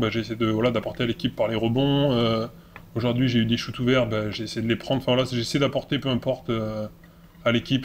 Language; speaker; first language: French; native; French